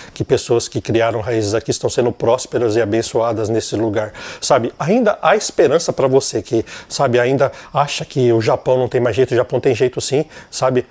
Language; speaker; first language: Portuguese; native; Portuguese